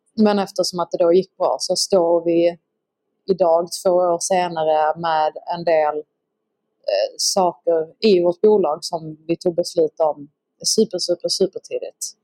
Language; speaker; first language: Swedish; native; Swedish